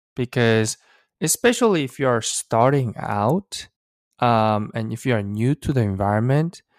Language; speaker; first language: English; early bilingual, other home language; Korean